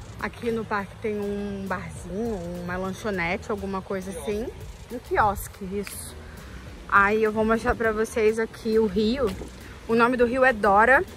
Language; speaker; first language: Portuguese; native; Portuguese